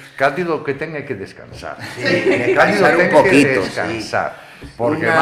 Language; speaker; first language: Galician; native; Galician